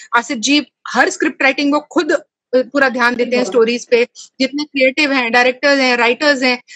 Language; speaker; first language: Hindi; native; Hindi